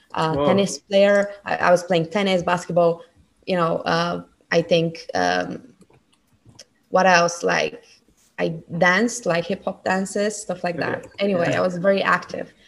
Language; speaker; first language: English; non-native, fluent; Bulgarian